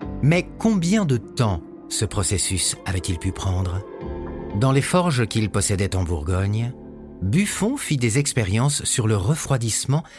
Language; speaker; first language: French; native; French